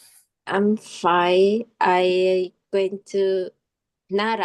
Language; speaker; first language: English; non-native, learner; Japanese